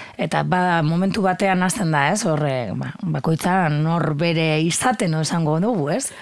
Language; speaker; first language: Basque; native; Basque